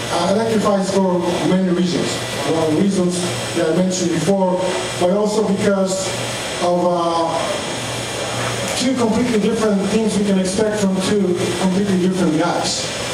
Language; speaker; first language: English; non-native, fluent; Polish